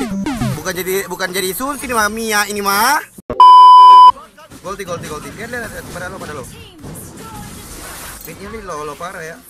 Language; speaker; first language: Indonesian; native; Indonesian